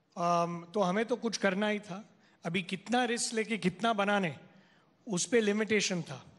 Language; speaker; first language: Hindi; non-native, local second language; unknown